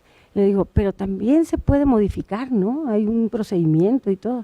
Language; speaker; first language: Spanish; native; Spanish